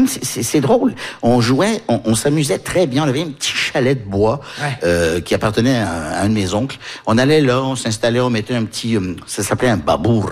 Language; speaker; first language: French; early bilingual, other home language; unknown